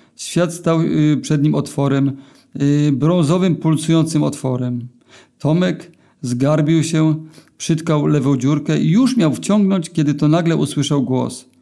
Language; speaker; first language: Polish; native; Polish